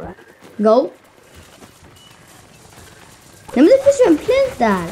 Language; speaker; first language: Swedish; non-native, learner; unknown